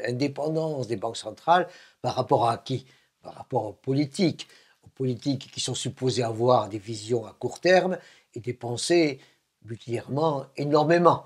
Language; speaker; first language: French; native; French